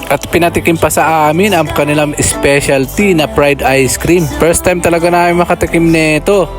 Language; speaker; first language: Filipino; non-native, local second language; Waray